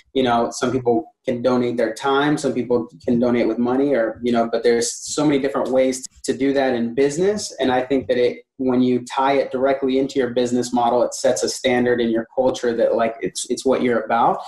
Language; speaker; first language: English; native; English